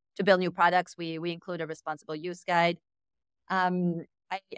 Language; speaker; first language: English; native; English